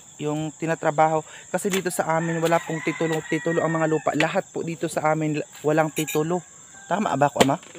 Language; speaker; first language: Filipino; non-native, local second language; Cebuano